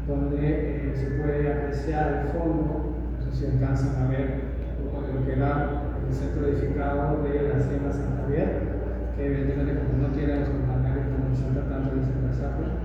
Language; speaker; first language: Spanish; native; Spanish